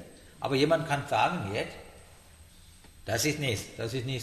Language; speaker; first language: German; non-native, learner; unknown